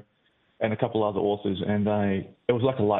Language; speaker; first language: English; native; English